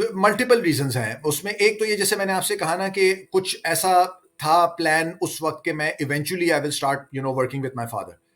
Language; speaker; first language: Urdu; native; Urdu